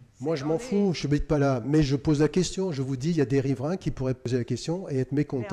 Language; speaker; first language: French; native; French